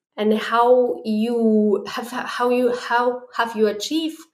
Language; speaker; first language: English; non-native, fluent; Spanish